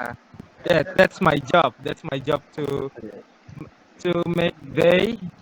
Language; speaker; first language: English; non-native, learner; Indonesian